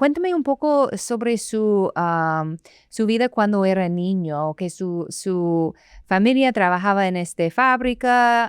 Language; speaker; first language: Spanish; non-native, fluent; English